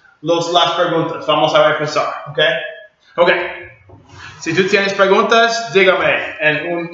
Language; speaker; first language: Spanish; non-native, learner; English